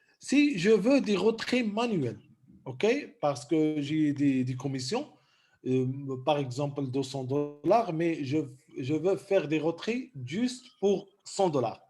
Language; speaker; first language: French; non-native, local second language; Arabic